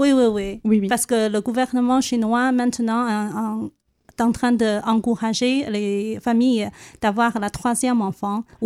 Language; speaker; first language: French; non-native, learner; Chinese